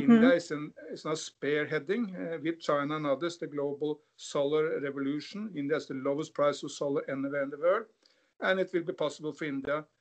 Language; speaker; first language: English; non-native, fluent; Norwegian